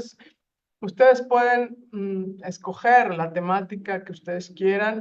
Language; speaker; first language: Spanish; native; Spanish